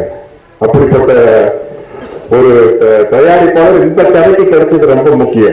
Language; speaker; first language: Tamil; native; Tamil